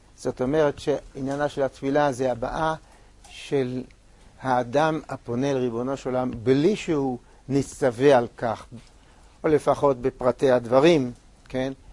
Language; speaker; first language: Hebrew; native; Hebrew